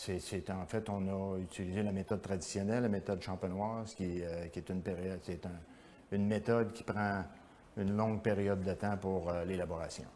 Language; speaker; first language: French; native; French